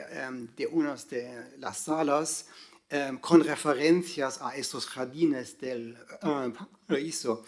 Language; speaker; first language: Spanish; non-native, fluent; German